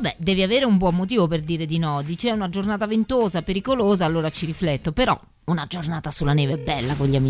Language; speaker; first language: Italian; native; Italian